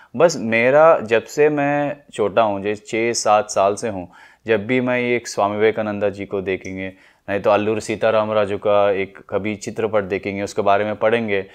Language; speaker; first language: Hindi; non-native, local second language; Telugu